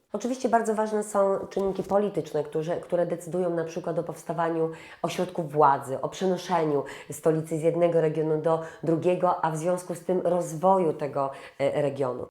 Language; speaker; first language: Polish; native; Polish